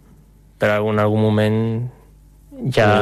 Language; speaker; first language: Catalan; non-native, local second language; Spanish